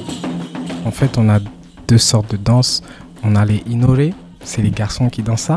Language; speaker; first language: French; early bilingual, other home language; Kinyarwanda